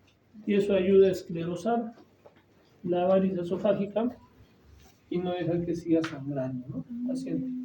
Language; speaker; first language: Spanish; native; Spanish